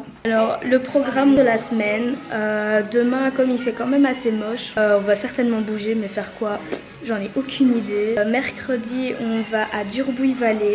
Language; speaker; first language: French; native; French